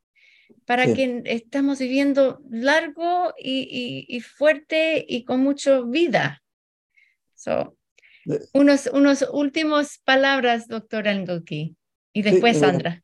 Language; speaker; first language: Spanish; early bilingual, heritage; Spanish